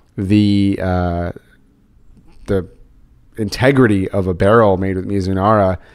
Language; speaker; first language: English; native; English